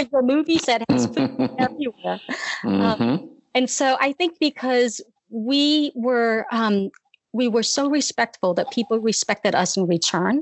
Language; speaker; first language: English; early bilingual, other home language; Khmer